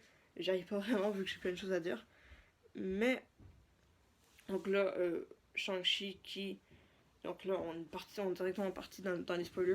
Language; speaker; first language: French; native; French